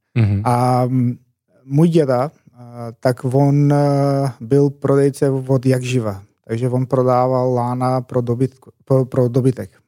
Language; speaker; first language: Czech; non-native, fluent; Macedonian